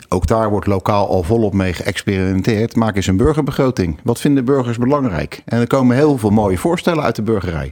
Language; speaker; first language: Dutch; native; Dutch